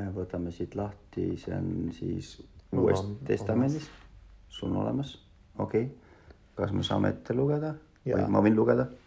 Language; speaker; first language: Estonian; non-native, local second language; Russian